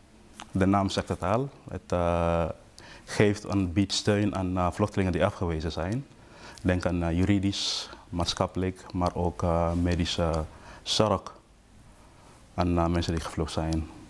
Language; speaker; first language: Dutch; non-native, fluent; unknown